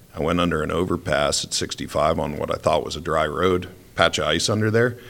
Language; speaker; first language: English; native; English